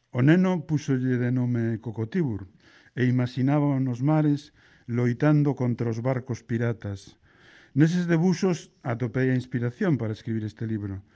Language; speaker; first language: Galician; native; Galician